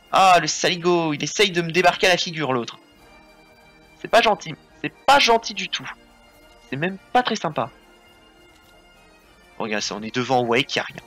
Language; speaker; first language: French; native; French